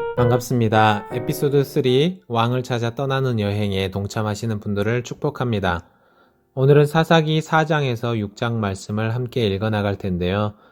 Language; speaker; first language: Korean; native; Korean